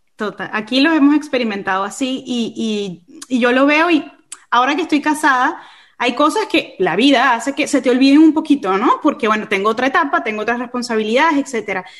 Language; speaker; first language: Spanish; native; Spanish